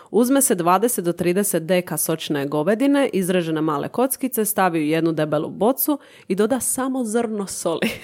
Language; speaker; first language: Croatian; native; Croatian